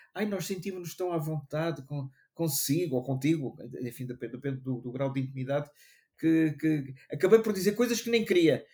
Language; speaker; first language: Portuguese; native; Portuguese